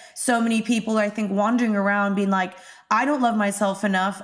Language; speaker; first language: English; native; English